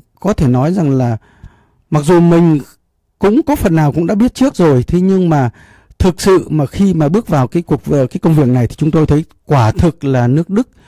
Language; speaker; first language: Vietnamese; native; Vietnamese